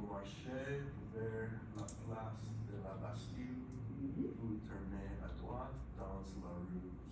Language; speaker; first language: French; non-native, learner; English